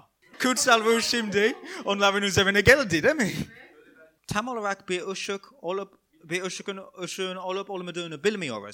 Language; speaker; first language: Turkish; non-native, fluent; English